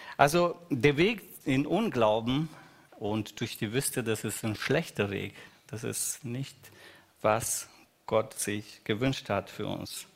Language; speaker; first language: German; non-native, fluent; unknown